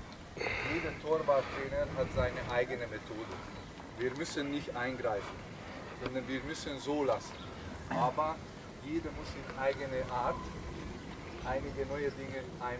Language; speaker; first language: German; non-native, learner; Hungarian